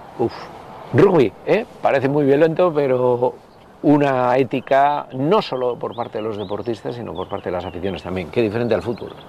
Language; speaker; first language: Spanish; native; Spanish